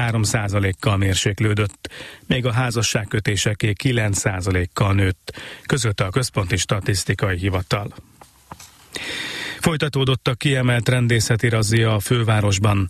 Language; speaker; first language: Hungarian; native; Hungarian